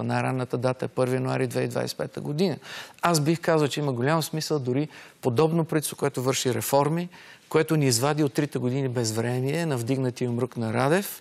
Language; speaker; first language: Bulgarian; native; Bulgarian